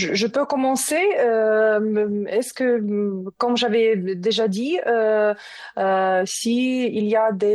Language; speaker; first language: French; non-native, learner; Ukrainian